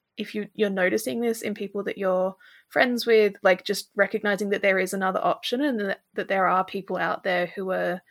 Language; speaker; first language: English; native; English